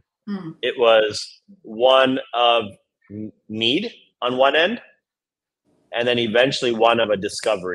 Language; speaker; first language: English; native; English